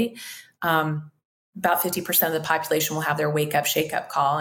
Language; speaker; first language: English; native; English